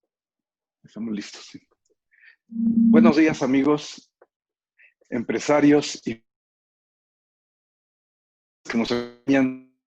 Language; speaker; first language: Spanish; native; Spanish